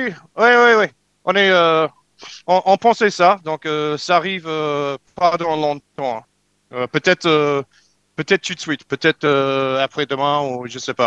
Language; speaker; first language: French; non-native, learner; English